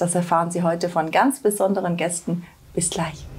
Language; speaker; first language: German; native; German